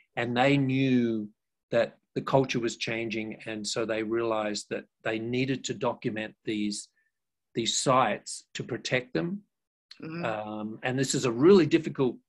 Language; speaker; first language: English; native; English